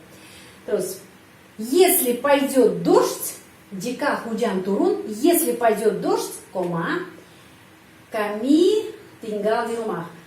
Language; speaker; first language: Russian; non-native, fluent; Indonesian